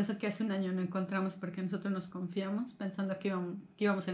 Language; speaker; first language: Spanish; native; Spanish